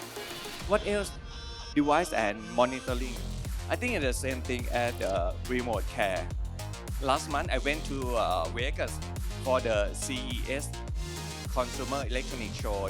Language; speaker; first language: English; non-native, learner; Thai